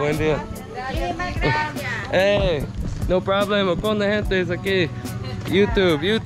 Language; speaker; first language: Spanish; non-native, learner; English